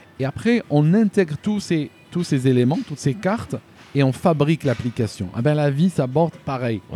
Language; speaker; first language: French; non-native, local second language; Arabic